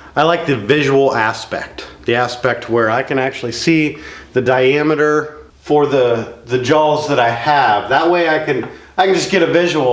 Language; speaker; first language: English; native; English